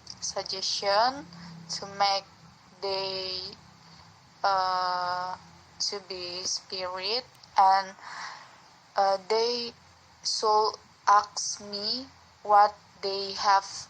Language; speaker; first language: English; non-native, learner; Indonesian